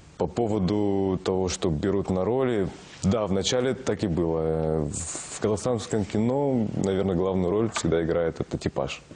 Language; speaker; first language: Russian; non-native, local second language; Kazakh